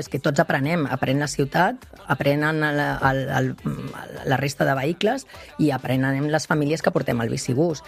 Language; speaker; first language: Catalan; native; Catalan